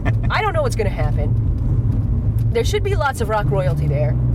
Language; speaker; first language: English; native; English